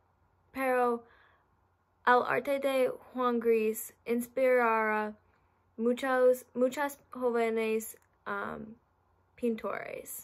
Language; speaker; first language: Spanish; non-native, learner; English